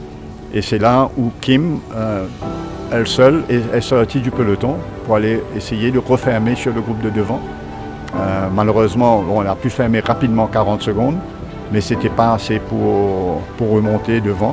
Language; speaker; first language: French; non-native, local second language; Morisyen